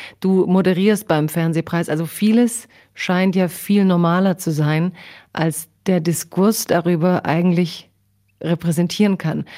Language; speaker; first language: German; early bilingual, other home language; Croatian